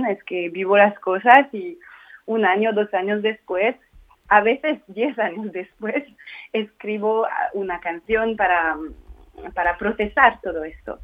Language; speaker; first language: Spanish; non-native, fluent; French